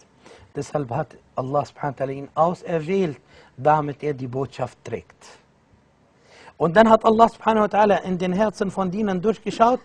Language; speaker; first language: German; non-native, fluent; Arabic